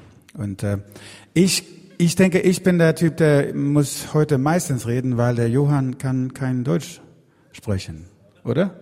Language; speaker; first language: German; non-native, fluent; Swedish